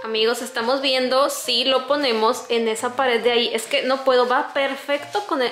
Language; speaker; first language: Spanish; native; Spanish